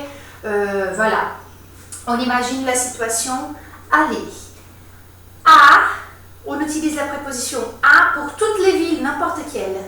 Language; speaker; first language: French; non-native, fluent; Portuguese